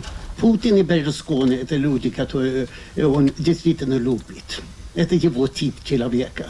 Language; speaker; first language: Russian; non-native, fluent; Swedish